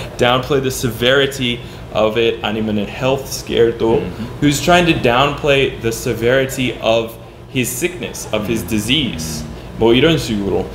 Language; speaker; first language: English; native; English